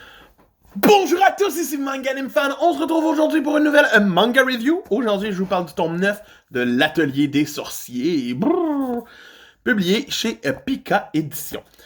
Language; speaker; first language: French; native; French